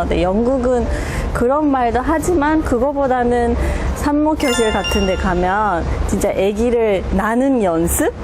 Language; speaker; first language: Korean; non-native, fluent; English